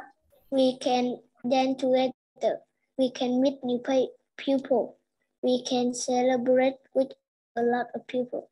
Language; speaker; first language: English; non-native, learner; Vietnamese